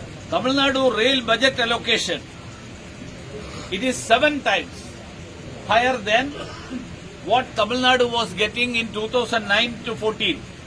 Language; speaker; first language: English; non-native, local second language; Malayalam